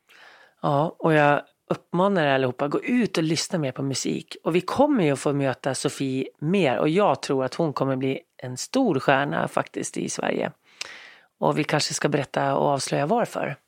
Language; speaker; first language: Swedish; native; Swedish